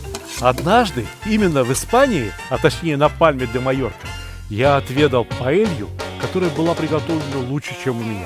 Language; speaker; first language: Russian; native; Russian